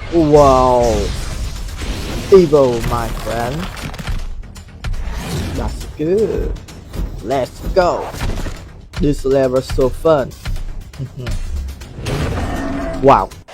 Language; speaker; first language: English; non-native, learner; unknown